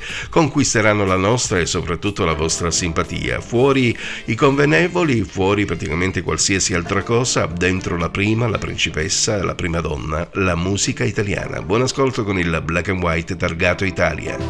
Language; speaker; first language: Italian; native; Italian